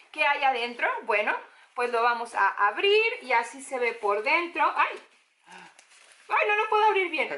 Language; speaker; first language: Spanish; native; Spanish